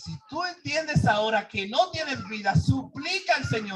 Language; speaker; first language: Spanish; native; Spanish